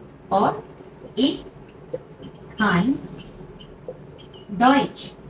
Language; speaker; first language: German; non-native, fluent; Hindi